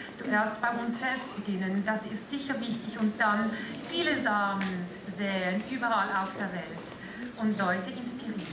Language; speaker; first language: German; native; German